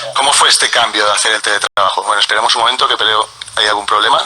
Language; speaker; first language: Spanish; non-native, local second language; Catalan